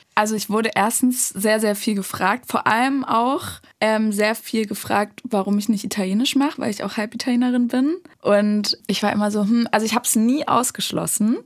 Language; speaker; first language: German; native; German